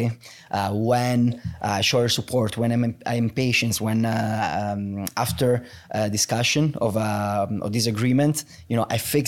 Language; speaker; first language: English; non-native, fluent; Italian